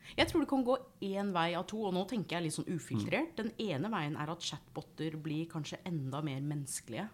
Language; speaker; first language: Norwegian; non-native, fluent; English